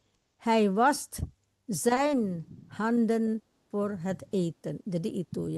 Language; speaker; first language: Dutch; non-native, fluent; Indonesian